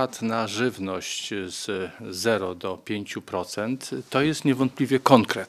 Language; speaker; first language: Polish; native; Polish